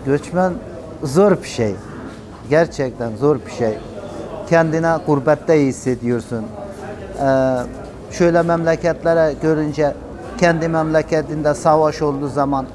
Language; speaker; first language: Turkish; non-native, learner; Persian